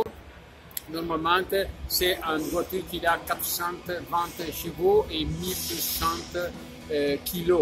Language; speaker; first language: French; non-native, learner; Italian